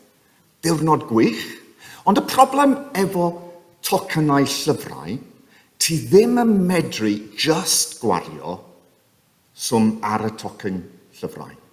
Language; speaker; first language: Welsh; non-native, fluent; English